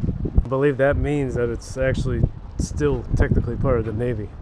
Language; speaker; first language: English; native; English